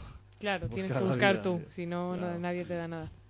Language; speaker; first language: Spanish; native; Spanish